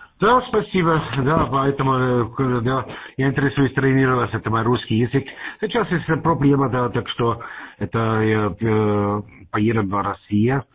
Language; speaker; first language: Russian; non-native, learner; German